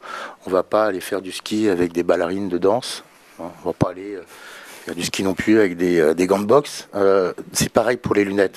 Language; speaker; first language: French; native; French